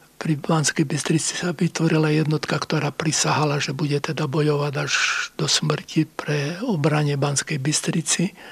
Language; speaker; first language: Slovak; non-native, local second language; Rusyn